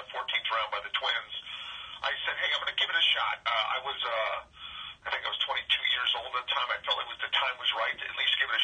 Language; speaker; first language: English; native; English